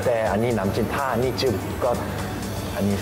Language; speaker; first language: Thai; non-native, learner; Korean